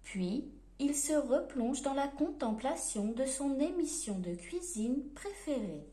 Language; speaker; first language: French; native; French